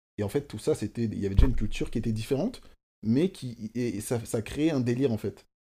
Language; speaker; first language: French; early bilingual, other home language; Kongo